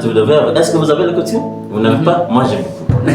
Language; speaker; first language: French; non-native, learner; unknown